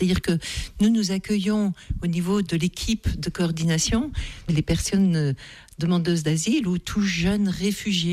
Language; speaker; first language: French; native; French